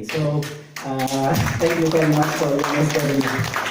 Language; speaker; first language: English; non-native, learner; Indonesian